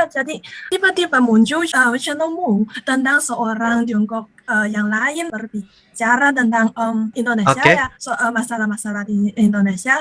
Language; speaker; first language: Indonesian; non-native, learner; Chinese